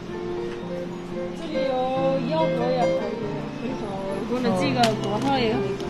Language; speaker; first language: Chinese; non-native, learner; Nepali